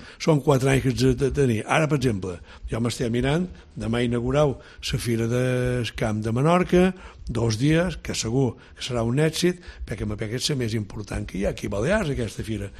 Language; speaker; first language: Catalan; native; Catalan